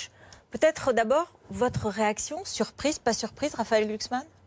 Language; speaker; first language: French; native; French